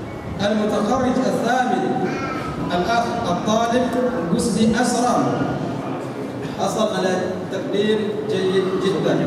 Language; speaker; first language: Arabic; non-native, fluent; Indonesian